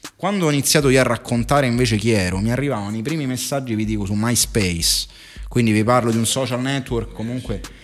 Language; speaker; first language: Italian; native; Italian